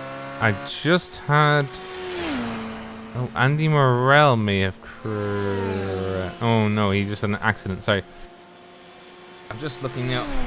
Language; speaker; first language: English; native; English